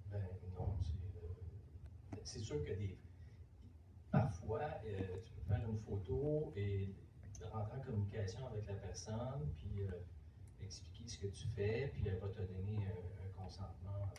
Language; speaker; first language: French; native; French